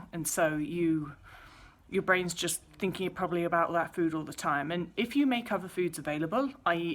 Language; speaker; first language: English; native; English